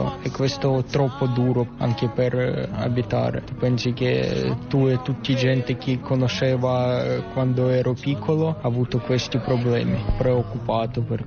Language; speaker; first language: Italian; non-native, learner; Ukrainian